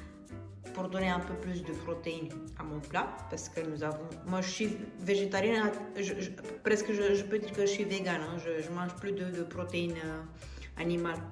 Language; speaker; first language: French; non-native, fluent; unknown